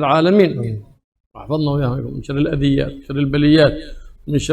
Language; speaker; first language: Arabic; native; Arabic